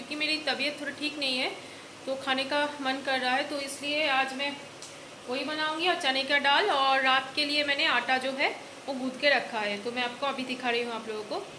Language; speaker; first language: Hindi; non-native, local second language; Bangla